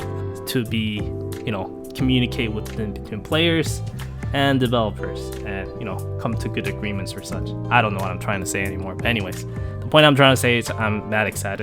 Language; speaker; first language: English; non-native, fluent; Korean